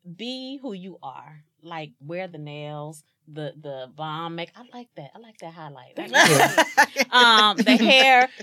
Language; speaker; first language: English; native; English